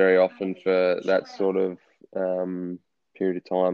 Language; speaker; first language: English; native; English